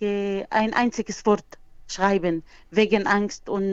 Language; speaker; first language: German; non-native, learner; Arabic